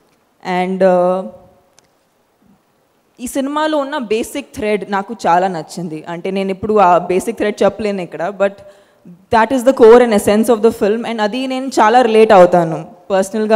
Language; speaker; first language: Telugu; non-native, fluent; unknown